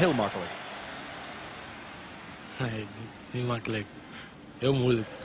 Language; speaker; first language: Dutch; non-native, learner; Portuguese